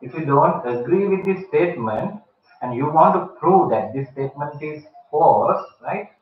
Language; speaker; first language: English; non-native, local second language; Sinhala